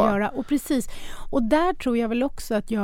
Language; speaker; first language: Swedish; native; Swedish